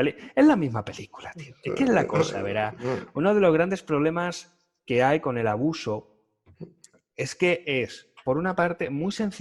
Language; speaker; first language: Spanish; native; Spanish